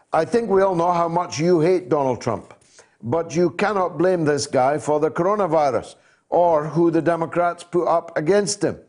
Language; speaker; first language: English; native; English